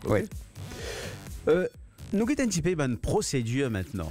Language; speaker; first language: French; non-native, local second language; Morisyen